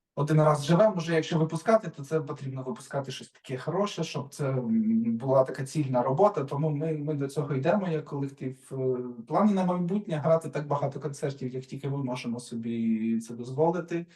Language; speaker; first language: Ukrainian; native; Ukrainian